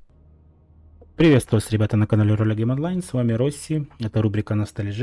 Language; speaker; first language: Russian; native; Russian